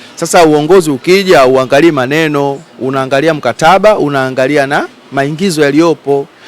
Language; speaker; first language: Swahili; native; Swahili